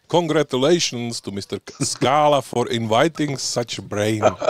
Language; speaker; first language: English; non-native, learner; Czech